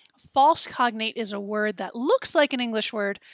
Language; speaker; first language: English; native; English